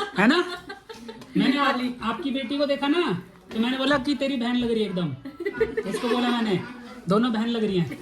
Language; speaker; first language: Hindi; native; Hindi